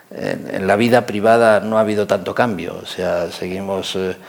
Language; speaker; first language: Spanish; native; Spanish